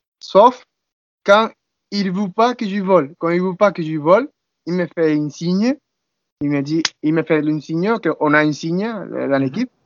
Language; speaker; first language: French; non-native, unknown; Spanish